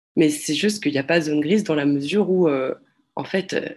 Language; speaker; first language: French; native; French